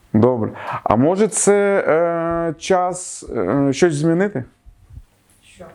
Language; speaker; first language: Ukrainian; native; Ukrainian